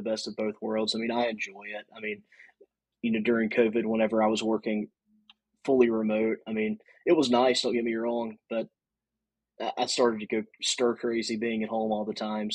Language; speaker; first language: English; native; English